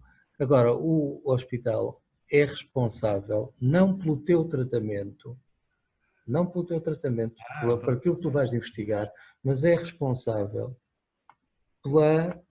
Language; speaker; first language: Portuguese; native; Portuguese